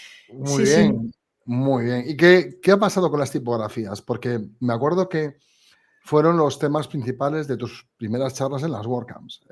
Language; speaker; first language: Spanish; native; Spanish